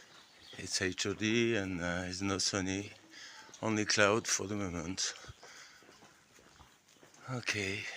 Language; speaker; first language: English; non-native, learner; French